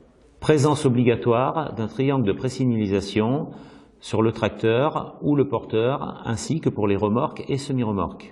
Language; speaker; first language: French; native; French